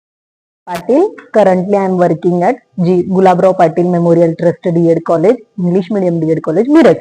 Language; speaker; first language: English; non-native, local second language; Marathi